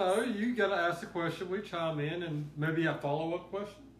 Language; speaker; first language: English; native; English